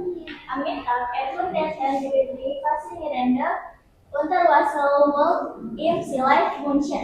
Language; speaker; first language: German; non-native, learner; Indonesian